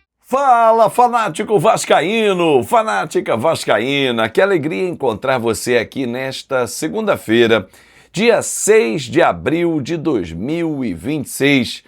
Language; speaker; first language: Portuguese; native; Portuguese